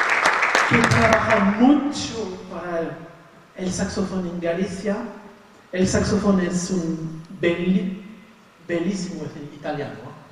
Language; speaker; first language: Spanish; non-native, learner; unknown